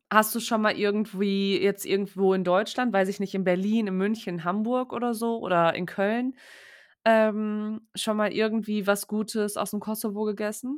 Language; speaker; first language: German; native; German